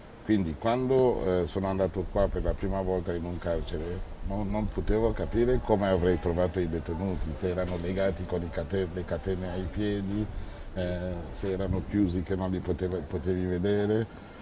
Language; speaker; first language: Italian; non-native, fluent; French